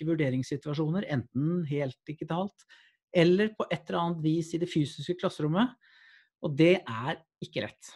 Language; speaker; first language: Norwegian; native; Norwegian